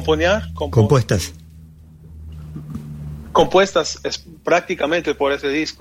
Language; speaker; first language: Spanish; non-native, fluent; Hebrew